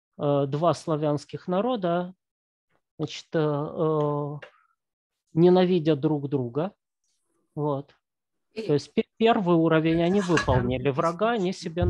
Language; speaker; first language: Russian; native; Russian